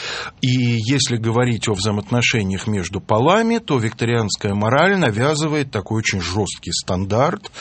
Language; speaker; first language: Russian; native; Russian